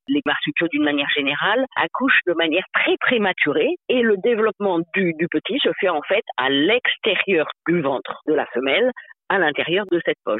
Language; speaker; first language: French; native; French